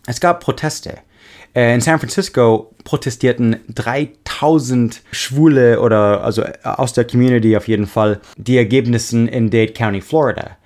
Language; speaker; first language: German; non-native, fluent; English